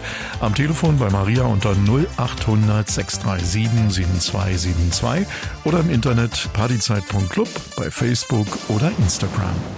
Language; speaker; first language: German; native; German